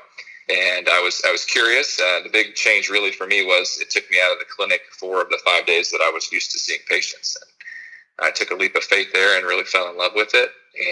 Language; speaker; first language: English; native; English